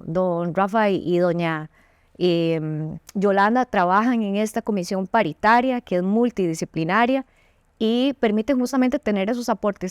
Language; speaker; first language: Spanish; native; Spanish